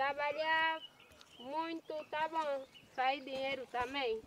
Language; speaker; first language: Portuguese; non-native, local second language; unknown